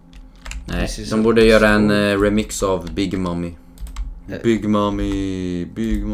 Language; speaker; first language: Swedish; native; Swedish